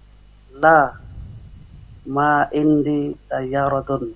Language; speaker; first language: Arabic; non-native, learner; Indonesian